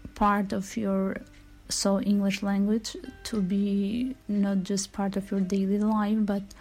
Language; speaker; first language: English; non-native, fluent; Albanian